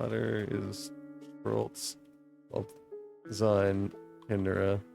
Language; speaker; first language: Dutch; non-native, learner; English